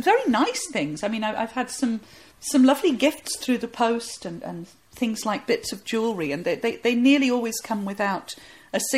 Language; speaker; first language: English; native; English